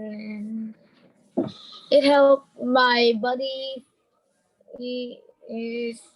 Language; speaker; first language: English; non-native, learner; Vietnamese